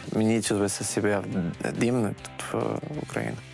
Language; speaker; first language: Ukrainian; non-native, fluent; Uzbek